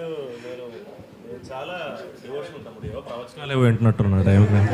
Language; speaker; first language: Telugu; native; Telugu